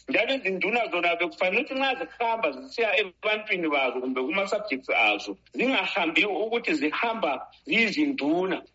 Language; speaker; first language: North Ndebele; native; North Ndebele